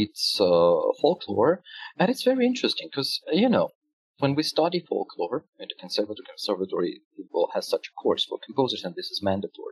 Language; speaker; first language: English; non-native, fluent; Russian